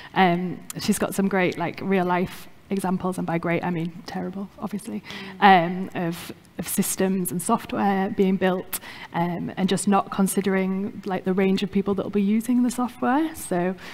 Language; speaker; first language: English; native; English